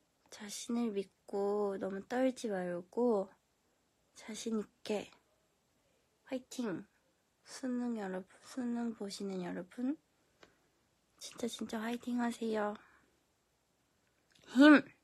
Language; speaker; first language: Korean; early bilingual, heritage; Korean